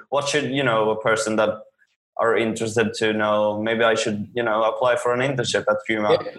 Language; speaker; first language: English; non-native, fluent; Swedish